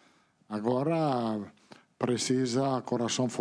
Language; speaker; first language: Portuguese; non-native, learner; Italian